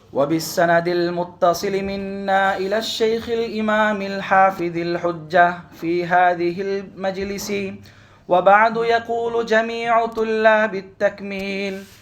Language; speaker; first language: Arabic; non-native, fluent; Bangla